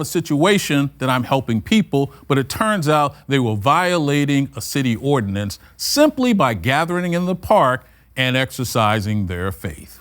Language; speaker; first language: English; native; English